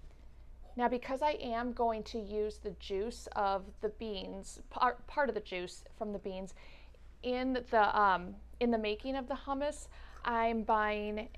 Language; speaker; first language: English; native; English